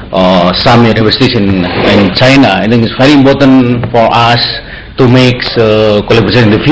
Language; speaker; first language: English; non-native, learner; Indonesian